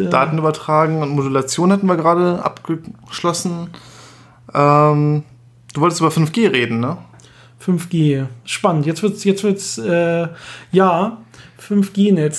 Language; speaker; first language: German; native; German